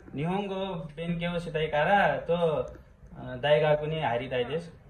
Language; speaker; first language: Japanese; non-native, learner; Nepali